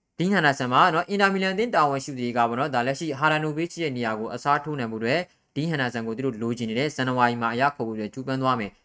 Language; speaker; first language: Burmese; native; Burmese